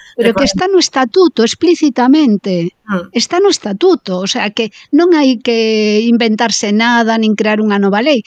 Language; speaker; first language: Galician; native; Galician